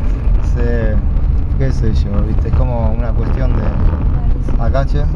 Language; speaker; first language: Spanish; native; Spanish